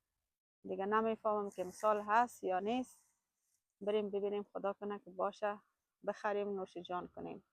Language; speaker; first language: Persian; native; Persian